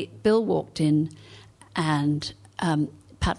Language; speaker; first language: English; native; English